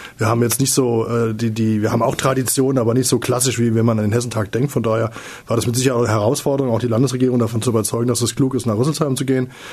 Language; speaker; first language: German; native; German